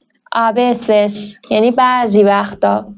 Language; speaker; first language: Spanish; non-native, fluent; Persian